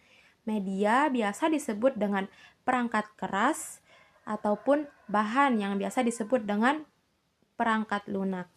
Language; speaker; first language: Indonesian; native; Indonesian